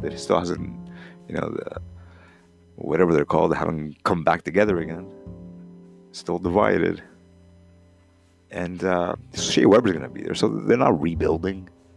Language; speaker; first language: English; native; English